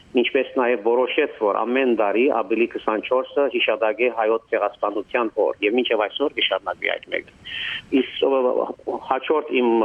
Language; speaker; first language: Armenian; early bilingual, heritage; Armenian